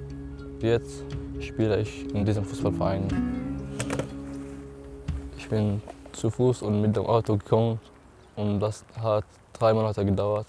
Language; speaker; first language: German; non-native, learner; Arabic